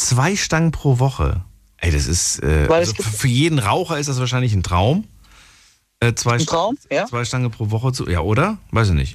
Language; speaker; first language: German; native; German